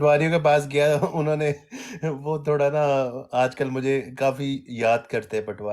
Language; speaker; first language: Urdu; native; Urdu